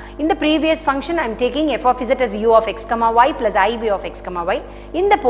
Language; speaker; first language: English; non-native, local second language; Tamil